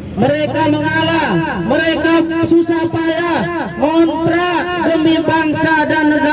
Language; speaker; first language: Indonesian; native; Indonesian